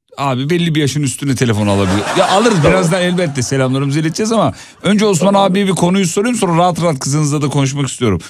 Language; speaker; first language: Turkish; native; Turkish